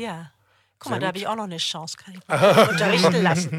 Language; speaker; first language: German; native; German